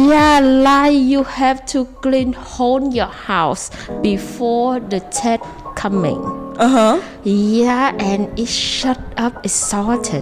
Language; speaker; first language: English; non-native, learner; Vietnamese